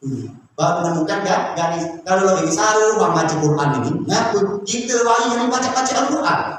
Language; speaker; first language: Indonesian; native; Indonesian